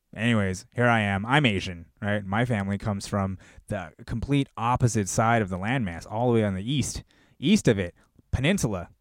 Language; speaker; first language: English; early bilingual, other home language; Korean